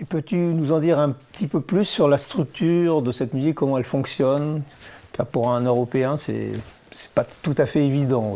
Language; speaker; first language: French; native; French